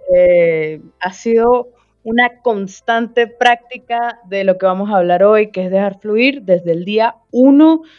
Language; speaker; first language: Spanish; native; Spanish